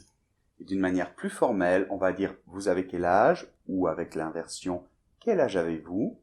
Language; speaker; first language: French; native; French